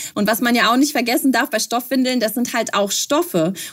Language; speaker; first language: German; early bilingual, other home language; Russian